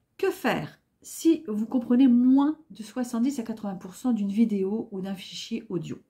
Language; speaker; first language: French; native; French